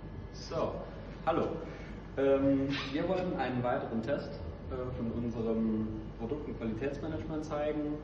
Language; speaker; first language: German; native; German